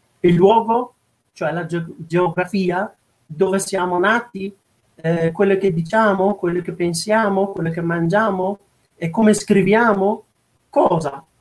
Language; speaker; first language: Italian; non-native, fluent; Persian